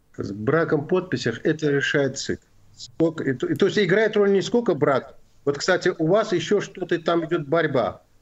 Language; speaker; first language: Russian; non-native, local second language; Azerbaijani